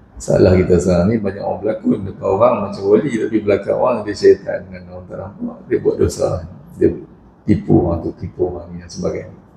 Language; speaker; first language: Malay; native; Malay